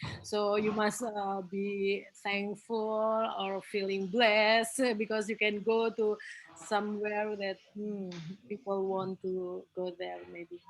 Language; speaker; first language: English; non-native, learner; Indonesian